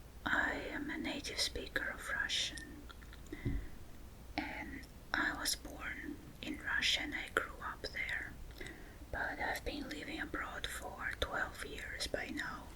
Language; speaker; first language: English; non-native, fluent; Russian